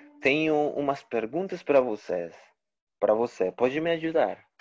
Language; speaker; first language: Portuguese; non-native, learner; Spanish